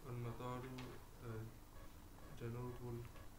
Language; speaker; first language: Arabic; non-native, learner; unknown